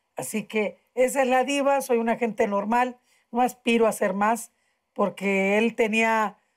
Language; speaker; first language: Spanish; native; Spanish